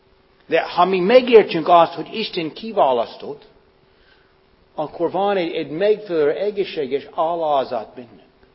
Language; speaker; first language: Hungarian; non-native, fluent; English